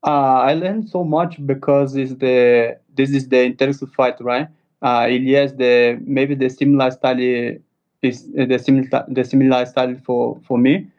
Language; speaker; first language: English; non-native, learner; Portuguese